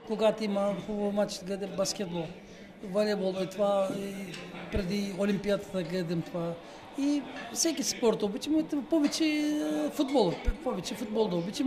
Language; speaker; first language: Bulgarian; non-native, learner; Turkish